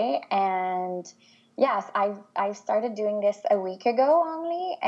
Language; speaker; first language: English; non-native, fluent; French